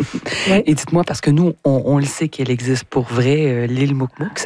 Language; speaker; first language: French; native; French